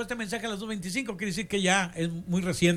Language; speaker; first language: Spanish; native; Spanish